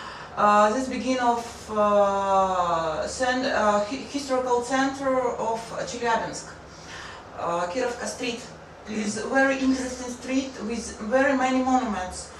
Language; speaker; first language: English; non-native, learner; Russian